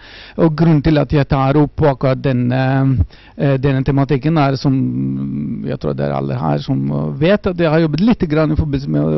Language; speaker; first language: Norwegian; non-native, fluent; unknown